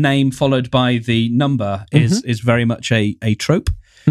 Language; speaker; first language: English; native; English